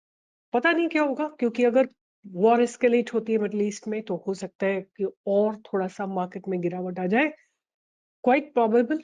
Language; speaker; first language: Hindi; native; Hindi